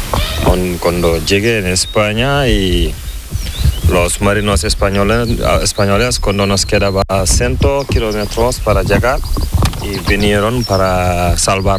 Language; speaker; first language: Spanish; non-native, learner; Fula